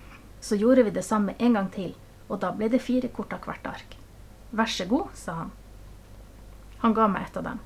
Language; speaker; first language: Norwegian; native; Norwegian